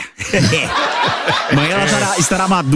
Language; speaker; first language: Portuguese; native; Portuguese